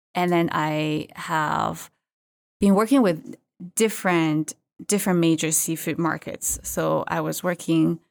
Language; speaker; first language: English; non-native, fluent; Chinese